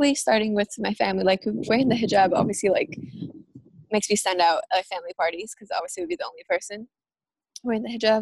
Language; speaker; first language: English; early bilingual, other home language; Spanish